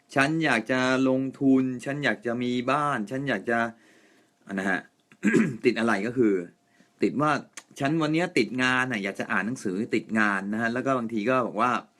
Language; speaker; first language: Thai; non-native, fluent; Japanese